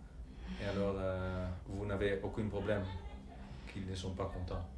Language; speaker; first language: French; non-native, fluent; Dutch